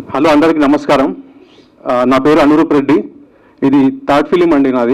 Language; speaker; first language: Telugu; native; Telugu